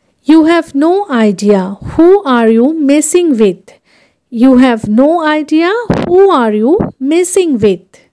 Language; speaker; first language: English; non-native, local second language; Bangla